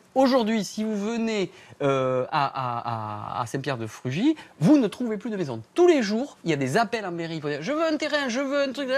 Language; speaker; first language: French; native; French